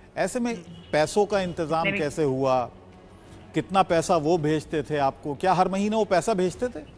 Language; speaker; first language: Hindi; native; Hindi